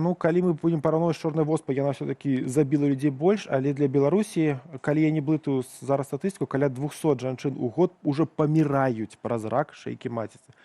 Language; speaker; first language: Belarusian; non-native, local second language; Russian